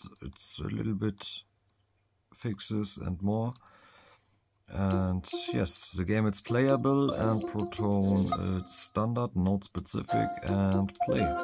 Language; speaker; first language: English; non-native, learner; German